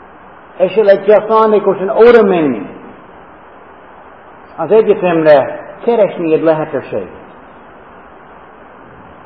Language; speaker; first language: Hungarian; non-native, fluent; English